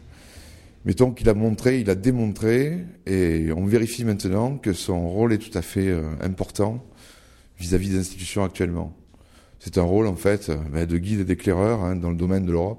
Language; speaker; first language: French; native; French